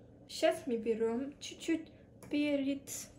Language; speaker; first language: Russian; early bilingual, heritage; Russian